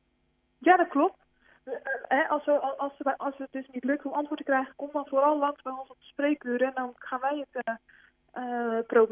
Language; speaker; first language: Dutch; native; Dutch